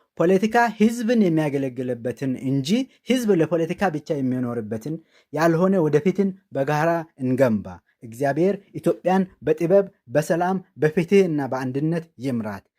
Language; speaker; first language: Amharic; non-native, local second language; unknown